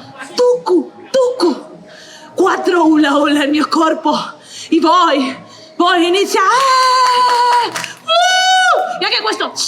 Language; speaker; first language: Italian; non-native, learner; Spanish